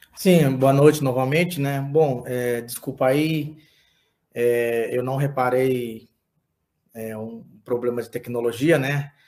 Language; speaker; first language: Portuguese; non-native, local second language; Yanomámi